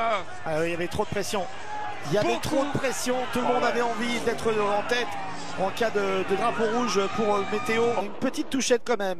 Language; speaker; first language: French; native; French